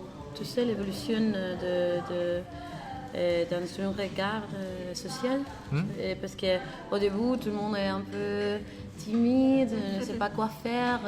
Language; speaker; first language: French; non-native, learner; Spanish